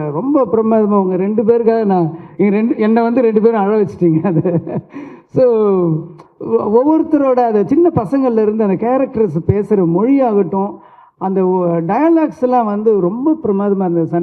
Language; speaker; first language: Tamil; native; Tamil